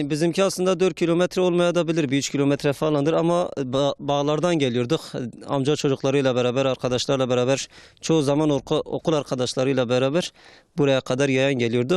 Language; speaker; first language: Turkish; native; Turkish